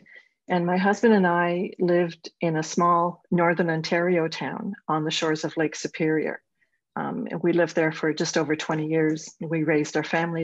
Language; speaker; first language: English; native; English